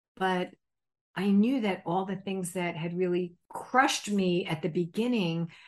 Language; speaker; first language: English; native; English